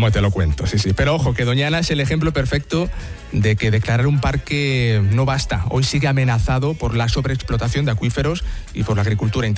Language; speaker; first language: Spanish; native; Spanish